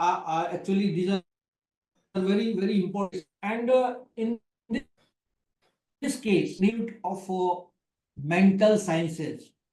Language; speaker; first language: English; non-native, local second language; Hindi